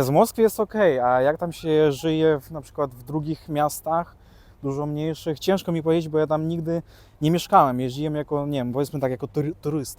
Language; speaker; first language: Polish; early bilingual, other home language; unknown